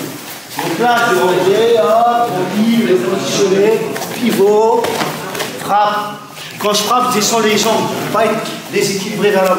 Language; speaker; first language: French; native; French